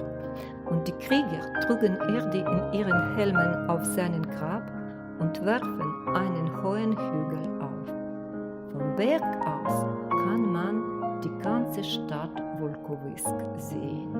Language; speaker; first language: German; non-native, learner; Russian